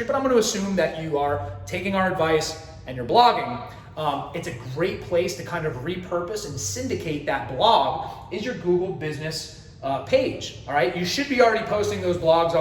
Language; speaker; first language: English; native; English